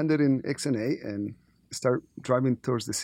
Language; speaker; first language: English; non-native, fluent; Spanish